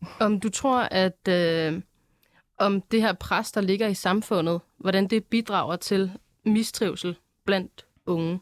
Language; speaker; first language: Danish; native; Danish